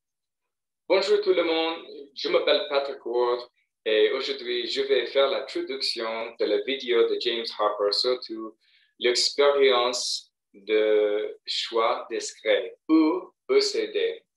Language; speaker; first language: French; non-native, fluent; English